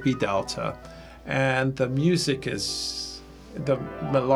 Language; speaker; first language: English; non-native, local second language; Ewe